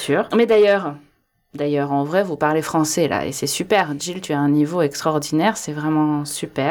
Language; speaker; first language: French; native; French